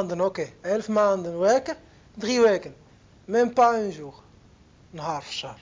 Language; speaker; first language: Dutch; non-native, learner; Arabic